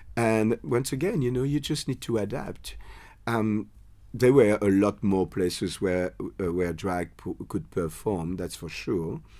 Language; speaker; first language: English; non-native, fluent; French